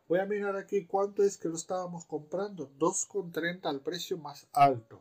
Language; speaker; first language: Spanish; non-native, fluent; Romanian